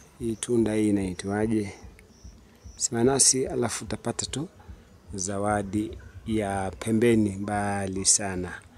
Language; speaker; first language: Swahili; non-native, local second language; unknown